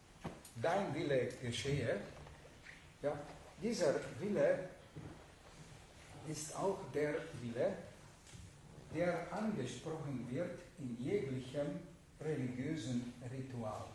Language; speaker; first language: German; non-native, fluent; Hungarian